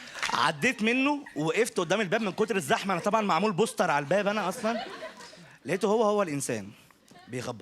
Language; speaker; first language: Arabic; native; Arabic